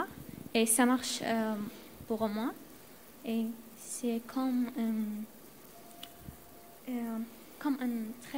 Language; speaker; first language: French; non-native, learner; Arabic